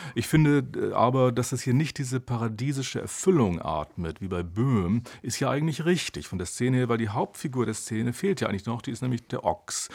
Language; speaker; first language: German; native; German